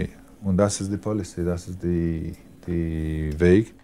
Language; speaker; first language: German; non-native, learner; Yiddish